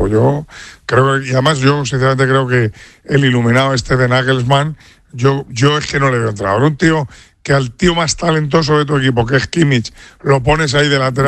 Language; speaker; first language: Spanish; native; Spanish